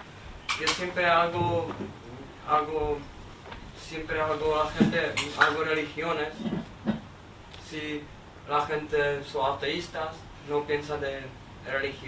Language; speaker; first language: Spanish; non-native, learner; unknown